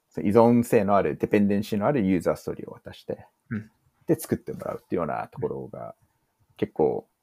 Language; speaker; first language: Japanese; early bilingual, heritage; English